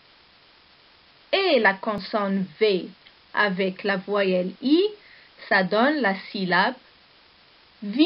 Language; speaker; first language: French; non-native, local second language; Arabic